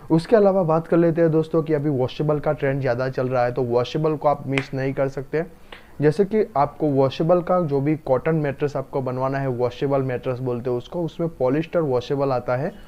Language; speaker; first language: Hindi; non-native, local second language; Gujarati